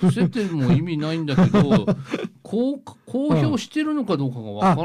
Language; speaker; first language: Japanese; native; Japanese